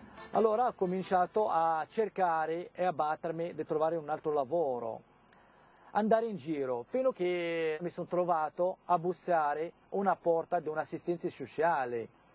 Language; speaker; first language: Italian; non-native, fluent; Arabic